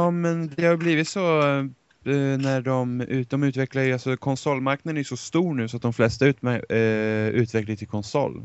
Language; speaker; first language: Swedish; native; Swedish